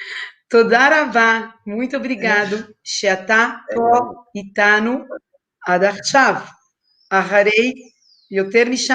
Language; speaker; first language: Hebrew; non-native, fluent; Portuguese